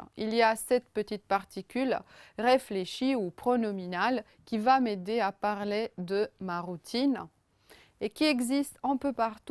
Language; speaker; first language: French; non-native, fluent; Romanian